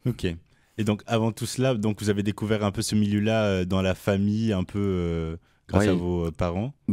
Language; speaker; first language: French; native; French